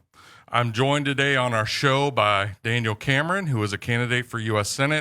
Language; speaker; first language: English; native; English